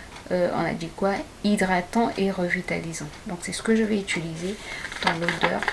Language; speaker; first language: French; native; French